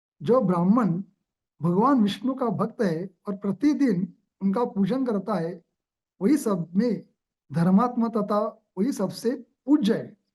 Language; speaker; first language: Hindi; non-native, local second language; Marathi